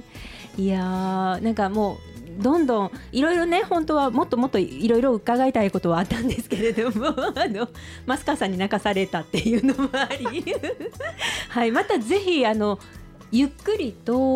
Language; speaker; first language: Japanese; native; Japanese